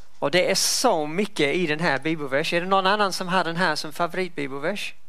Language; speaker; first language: Swedish; non-native, fluent; English